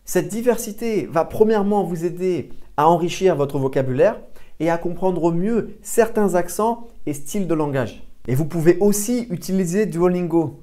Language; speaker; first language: French; native; French